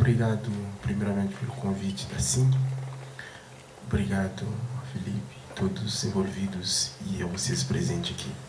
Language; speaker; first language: Portuguese; non-native, fluent; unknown